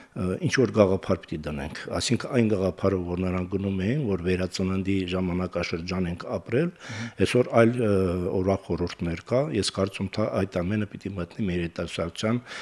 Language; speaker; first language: Armenian; native; Armenian